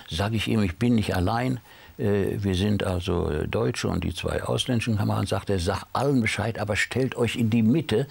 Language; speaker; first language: German; native; German